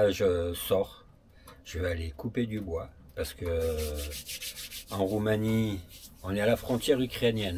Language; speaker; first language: French; native; French